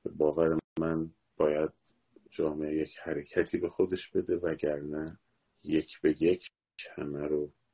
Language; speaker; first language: Persian; native; Persian